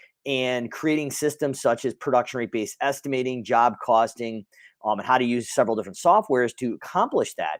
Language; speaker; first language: English; native; English